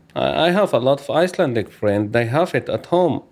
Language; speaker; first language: English; non-native, learner; Arabic